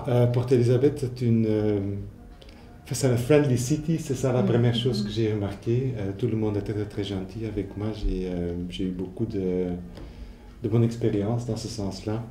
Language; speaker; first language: French; non-native, fluent; Dutch